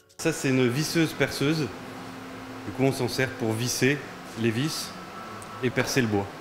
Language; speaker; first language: French; native; French